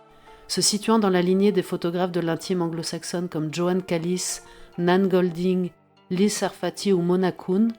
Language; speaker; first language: French; native; French